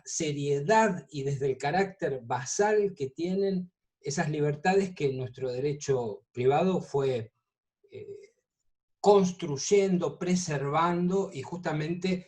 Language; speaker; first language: Spanish; native; Spanish